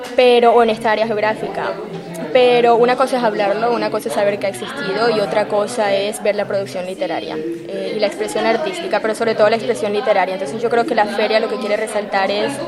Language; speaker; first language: Spanish; native; Spanish